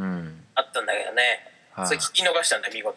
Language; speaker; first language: Japanese; native; Japanese